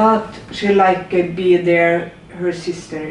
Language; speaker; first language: English; non-native, learner; Norwegian